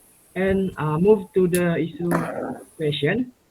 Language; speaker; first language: English; non-native, local second language; Malay